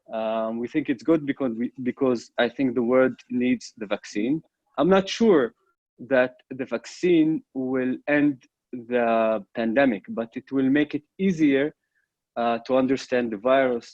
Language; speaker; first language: English; non-native, fluent; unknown